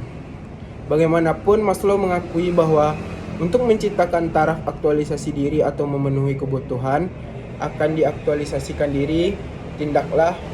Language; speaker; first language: Indonesian; native; Indonesian